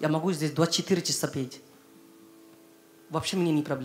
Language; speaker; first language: Russian; non-native, learner; Hindi